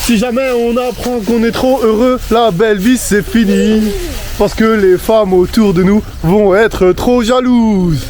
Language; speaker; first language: French; native; French